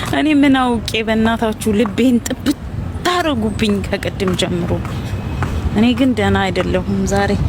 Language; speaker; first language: Amharic; native; Amharic